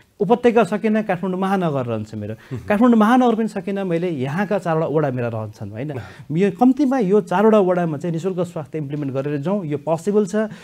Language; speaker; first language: Nepali; native; Nepali